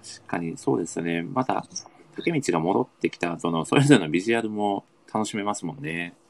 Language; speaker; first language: Japanese; native; Japanese